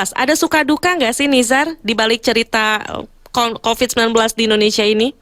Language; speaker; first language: Indonesian; native; Indonesian